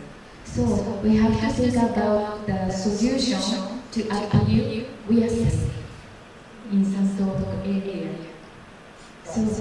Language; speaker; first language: English; non-native, learner; Japanese